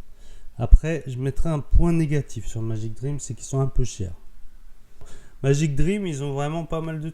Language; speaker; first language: French; native; French